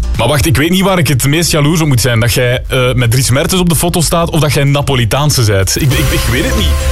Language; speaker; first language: Dutch; native; Dutch